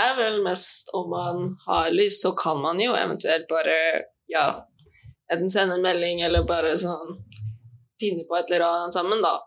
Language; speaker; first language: Norwegian; native; Norwegian